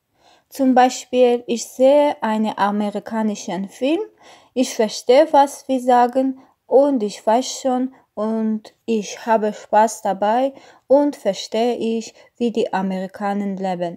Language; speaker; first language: German; non-native, learner; Armenian